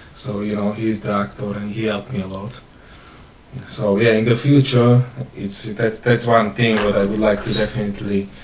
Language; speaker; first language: English; non-native, fluent; Slovak